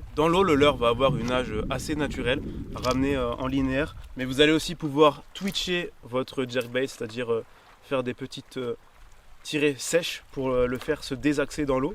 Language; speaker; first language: French; native; French